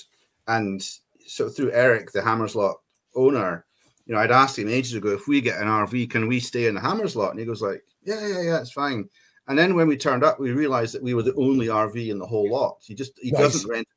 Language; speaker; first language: English; native; English